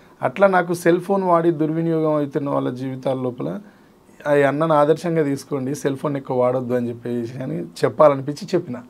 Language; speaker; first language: Telugu; native; Telugu